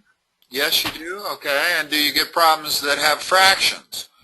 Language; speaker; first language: English; native; English